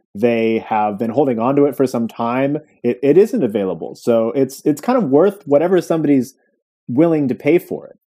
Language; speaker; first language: English; native; English